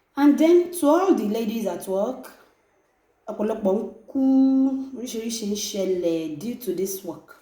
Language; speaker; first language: English; non-native, local second language; Yoruba